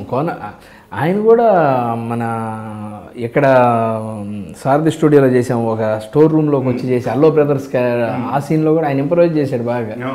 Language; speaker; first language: Telugu; native; Telugu